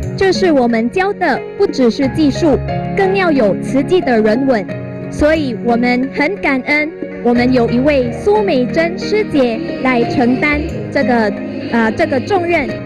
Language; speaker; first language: Chinese; native; Chinese